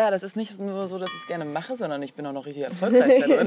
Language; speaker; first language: German; native; German